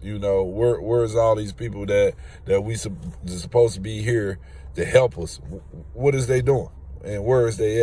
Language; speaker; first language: English; native; English